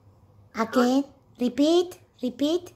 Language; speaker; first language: English; non-native, learner; Amharic